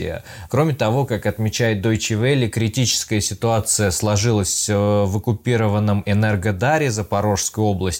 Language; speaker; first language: Russian; native; Russian